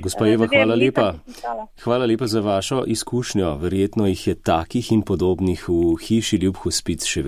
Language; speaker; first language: Slovenian; native; Slovenian